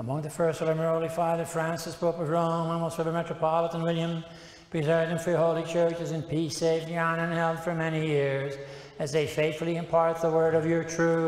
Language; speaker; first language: English; native; English